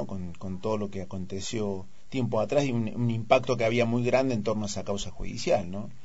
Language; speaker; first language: Spanish; native; Spanish